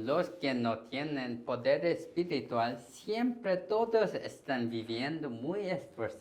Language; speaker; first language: Spanish; non-native, learner; Korean